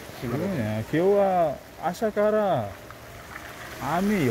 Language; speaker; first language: Japanese; non-native, learner; Indonesian